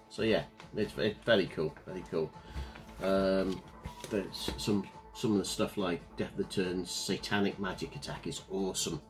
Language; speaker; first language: English; native; English